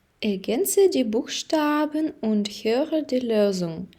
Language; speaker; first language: German; non-native, fluent; Ukrainian